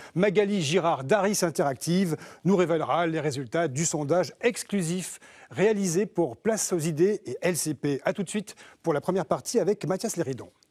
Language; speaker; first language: French; native; French